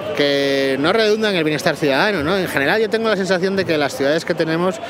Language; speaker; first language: Spanish; native; Spanish